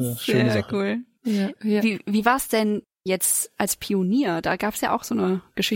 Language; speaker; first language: German; native; German